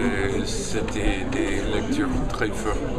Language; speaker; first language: French; non-native, fluent; English